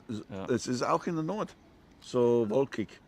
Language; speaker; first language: German; non-native, learner; English